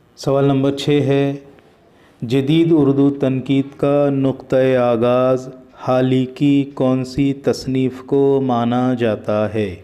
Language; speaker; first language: Hindi; native; Hindi